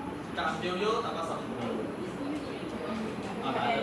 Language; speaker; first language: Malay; non-native, local second language; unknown